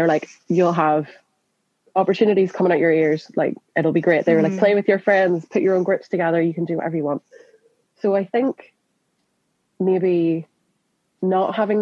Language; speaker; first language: English; native; English